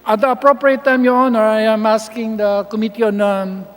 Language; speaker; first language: English; non-native, local second language; Filipino